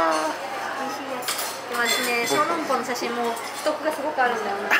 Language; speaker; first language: Japanese; native; Japanese